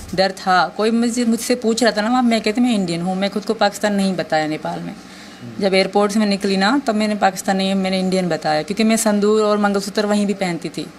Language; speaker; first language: Urdu; non-native, local second language; Sindhi